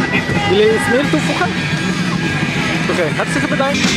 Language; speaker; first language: Dutch; non-native, learner; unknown